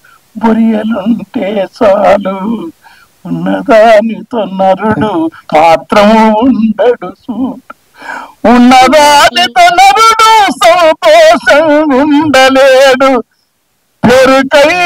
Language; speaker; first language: Telugu; native; Telugu